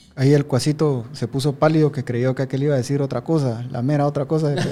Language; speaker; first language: Spanish; native; Spanish